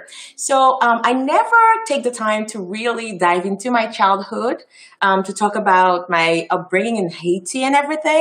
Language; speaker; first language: English; non-native, fluent; Haitian Creole